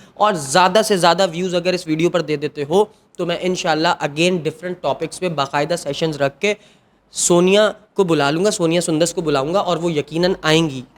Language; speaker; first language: Urdu; non-native, local second language; Punjabi